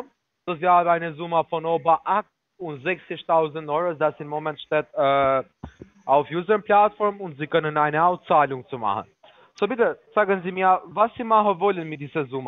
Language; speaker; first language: German; non-native, learner; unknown